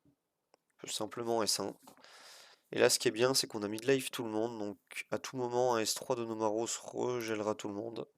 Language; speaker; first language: French; native; French